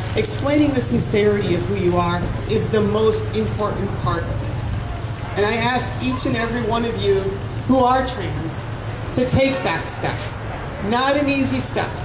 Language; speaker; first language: English; native; English